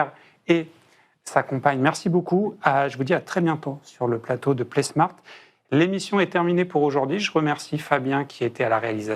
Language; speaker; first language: French; native; French